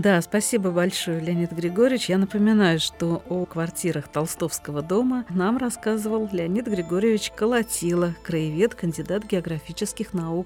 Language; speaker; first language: Russian; native; Russian